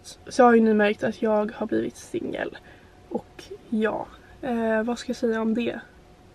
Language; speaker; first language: Swedish; native; Swedish